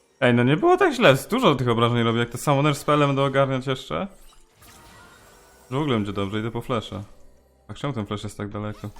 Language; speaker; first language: Polish; native; Polish